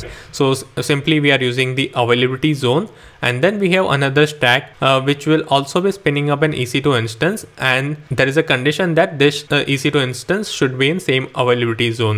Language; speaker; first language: English; non-native, local second language; Hindi